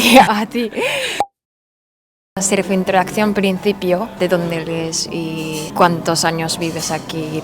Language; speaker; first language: Spanish; non-native, learner; Japanese